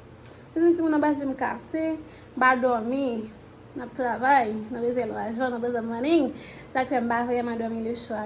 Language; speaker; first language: French; non-native, learner; Haitian Creole